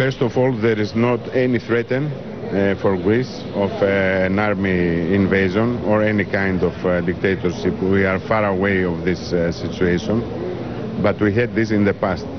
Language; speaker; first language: English; non-native, fluent; Greek